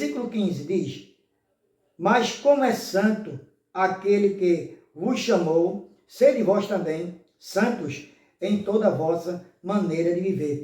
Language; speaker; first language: Portuguese; native; Portuguese